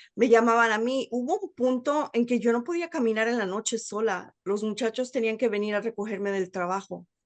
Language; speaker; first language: Spanish; early bilingual, heritage; Spanish